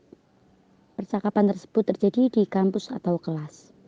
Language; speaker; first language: Indonesian; native; Indonesian